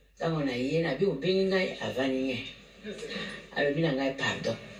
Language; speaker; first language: Lingala; non-native, local second language; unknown